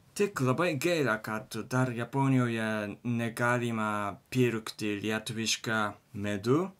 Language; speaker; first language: Lithuanian; non-native, learner; Japanese